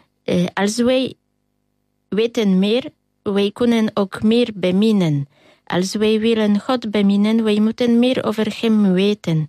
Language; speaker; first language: Dutch; non-native, fluent; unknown